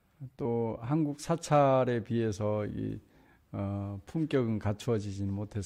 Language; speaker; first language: Korean; native; Korean